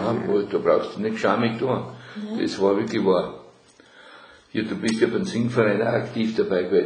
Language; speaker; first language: German; native; German